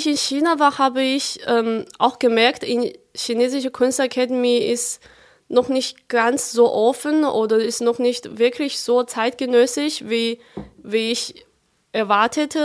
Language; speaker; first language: German; non-native, fluent; Chinese